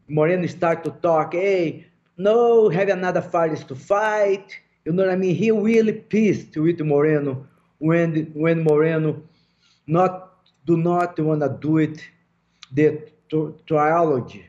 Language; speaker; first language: English; non-native, fluent; Portuguese